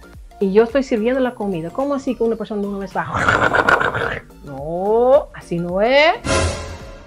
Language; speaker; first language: Spanish; non-native, fluent; Dutch